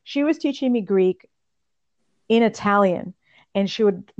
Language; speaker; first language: English; early bilingual, other home language; Russian